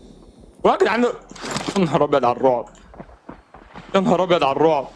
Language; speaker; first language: Arabic; native; Arabic